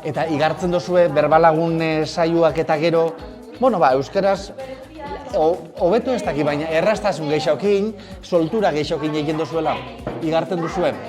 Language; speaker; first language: Basque; native; Basque